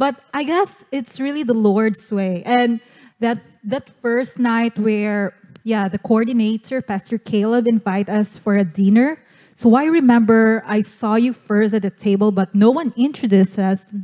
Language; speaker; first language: English; non-native, local second language; Cebuano